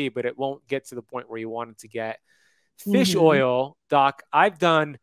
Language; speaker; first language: English; native; English